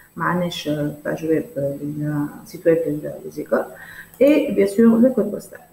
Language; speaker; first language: French; non-native, local second language; Arabic